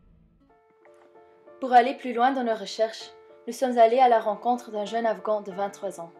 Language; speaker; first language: French; native; French